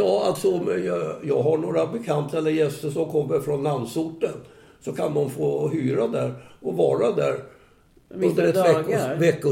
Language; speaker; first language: Swedish; native; Swedish